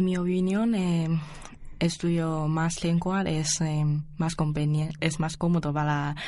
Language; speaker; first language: Spanish; non-native, learner; Chinese